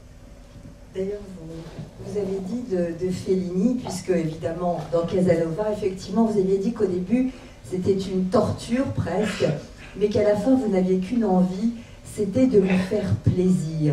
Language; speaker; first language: French; native; French